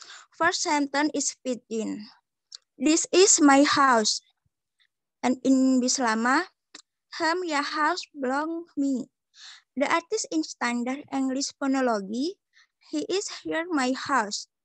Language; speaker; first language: English; non-native, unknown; Indonesian